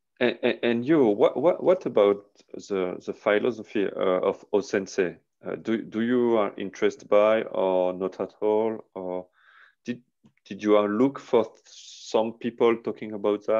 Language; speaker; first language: English; non-native, learner; French